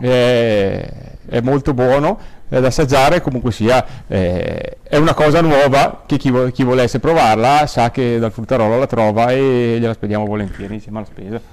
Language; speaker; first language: Italian; native; Italian